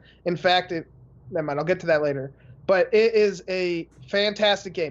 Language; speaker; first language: English; native; English